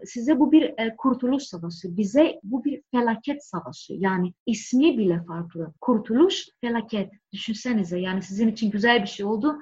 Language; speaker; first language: Turkish; non-native, fluent; Greek